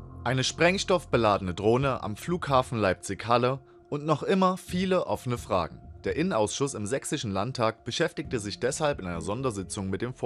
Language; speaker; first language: German; native; German